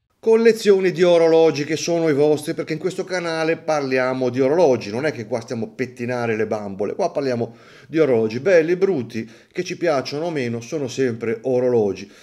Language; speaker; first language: Italian; native; Italian